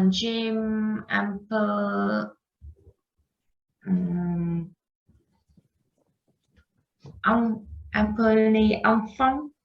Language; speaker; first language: French; non-native, learner; Vietnamese